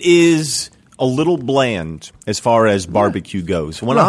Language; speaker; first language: English; native; English